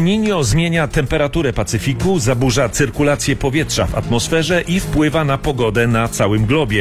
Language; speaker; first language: Polish; native; Polish